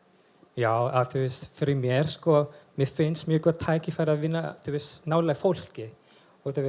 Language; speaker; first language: Icelandic; non-native, fluent; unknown